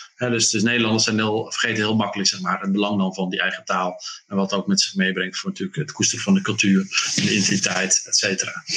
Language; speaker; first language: Dutch; native; Dutch